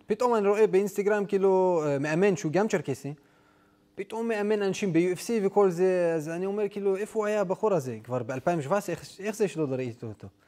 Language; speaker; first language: Hebrew; non-native, local second language; Adyghe